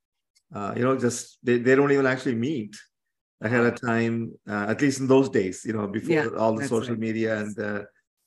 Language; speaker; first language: English; non-native, local second language; Tamil